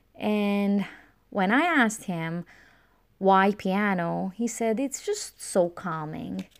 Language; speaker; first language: English; non-native, fluent; Romanian